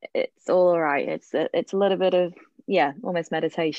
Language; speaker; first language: English; non-native, local second language; Welsh